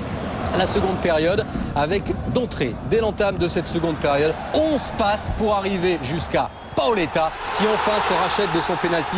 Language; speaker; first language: French; native; French